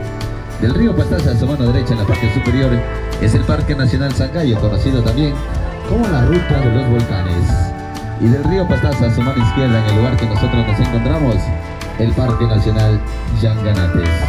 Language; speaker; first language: Spanish; native; Spanish